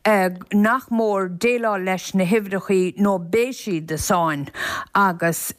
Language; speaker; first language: Irish; native; Irish